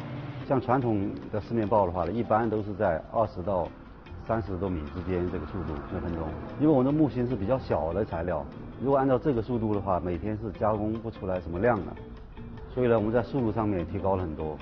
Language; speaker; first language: Chinese; native; Chinese